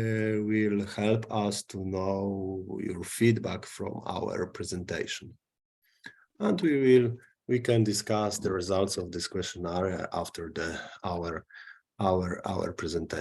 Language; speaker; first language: English; non-native, fluent; Polish